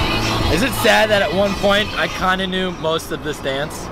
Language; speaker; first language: English; native; English